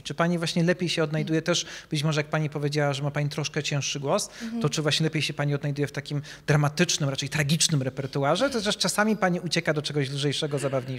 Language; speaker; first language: Polish; native; Polish